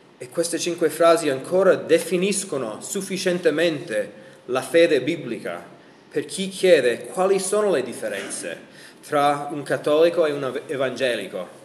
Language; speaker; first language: Italian; non-native, fluent; English